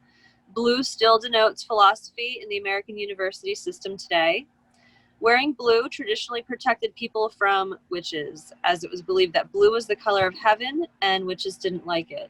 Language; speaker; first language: English; native; English